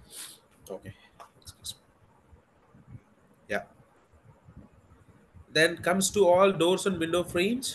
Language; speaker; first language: English; non-native, local second language; Telugu